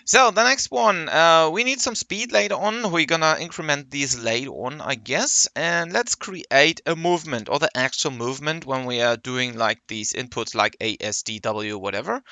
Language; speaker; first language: English; non-native, fluent; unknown